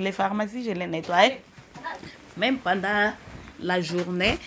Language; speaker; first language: French; non-native, local second language; Swahili